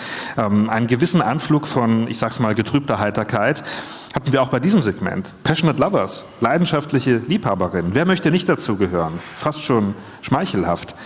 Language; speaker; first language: German; native; German